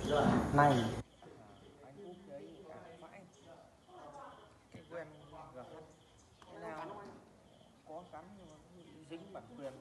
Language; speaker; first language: Vietnamese; native; Vietnamese